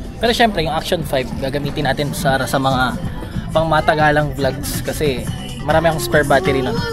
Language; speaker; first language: Filipino; native; Filipino